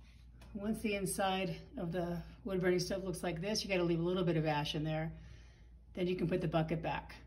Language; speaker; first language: English; native; English